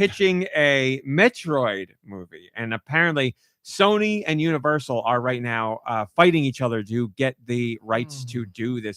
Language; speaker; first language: English; native; English